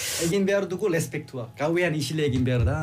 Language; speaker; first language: Basque; non-native, learner; Korean